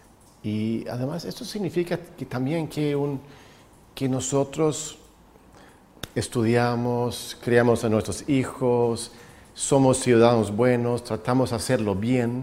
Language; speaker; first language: Spanish; non-native, fluent; Swedish